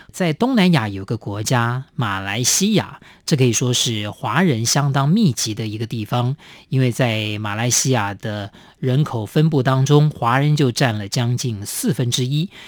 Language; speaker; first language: Chinese; native; Chinese